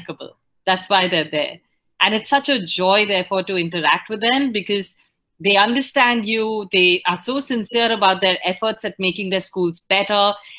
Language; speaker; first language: English; non-native, local second language; Hindi